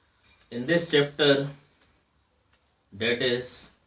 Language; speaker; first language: English; non-native, local second language; Hindi